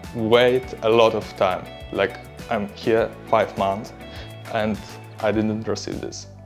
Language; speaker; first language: English; non-native, learner; Russian